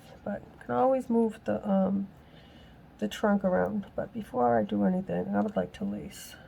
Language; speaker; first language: English; native; English